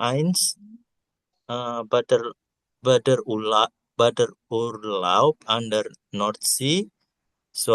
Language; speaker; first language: German; non-native, learner; Indonesian